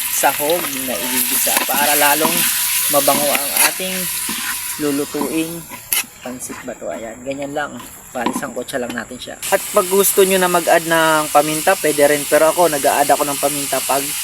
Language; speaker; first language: Filipino; non-native, local second language; Bikol